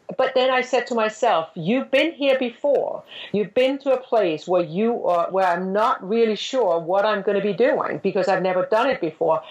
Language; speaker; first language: English; non-native, fluent; Danish